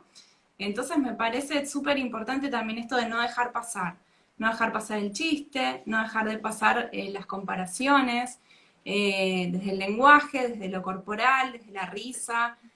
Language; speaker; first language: Spanish; native; Spanish